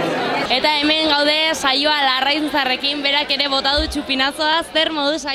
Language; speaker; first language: Basque; native; Basque